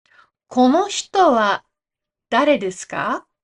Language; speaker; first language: Japanese; non-native, fluent; English